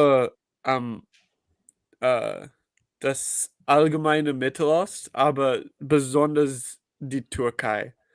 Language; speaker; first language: German; non-native, learner; English